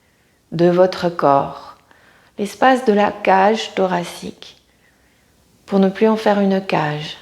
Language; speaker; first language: French; native; French